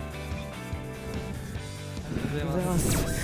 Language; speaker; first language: Japanese; native; Japanese